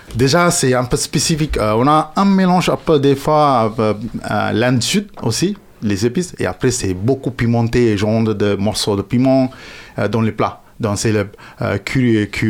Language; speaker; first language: French; non-native, fluent; Sinhala